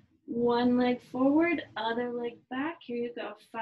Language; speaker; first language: English; native; English